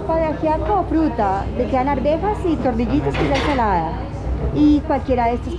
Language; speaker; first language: Spanish; native; Spanish